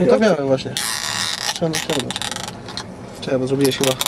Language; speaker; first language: Polish; native; Polish